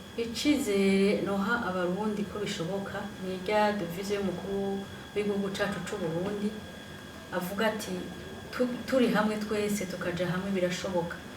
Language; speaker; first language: Rundi; native; Rundi